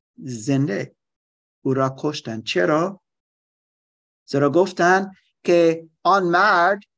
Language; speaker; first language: Persian; non-native, learner; German